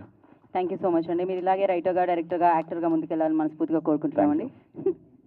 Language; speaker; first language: Telugu; native; Telugu